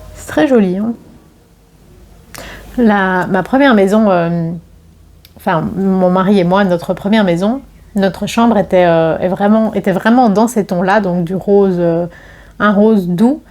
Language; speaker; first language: French; native; French